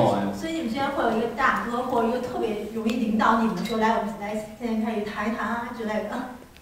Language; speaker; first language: Chinese; native; Chinese